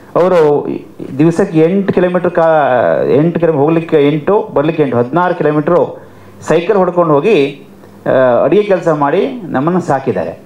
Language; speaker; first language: Kannada; native; Kannada